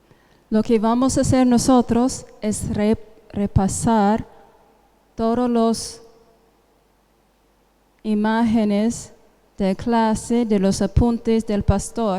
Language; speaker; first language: Spanish; non-native, fluent; English